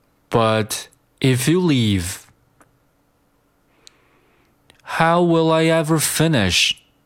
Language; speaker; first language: English; non-native, fluent; Chinese